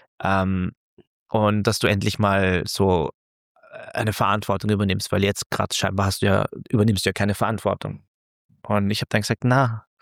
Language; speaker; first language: German; early bilingual, other home language; Turkish